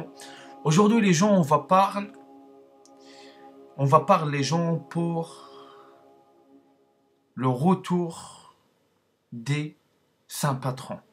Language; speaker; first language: French; non-native, learner; Arabic